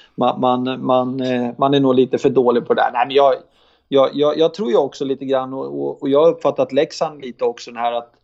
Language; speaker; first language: Swedish; native; Swedish